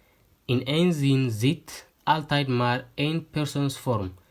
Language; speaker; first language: Dutch; non-native, fluent; Tigrinya